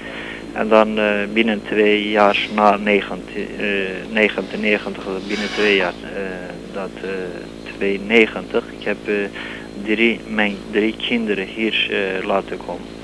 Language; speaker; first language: Dutch; non-native, learner; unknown